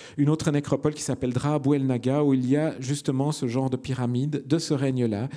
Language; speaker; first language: French; native; French